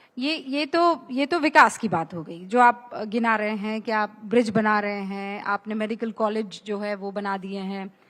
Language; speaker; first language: Hindi; native; Hindi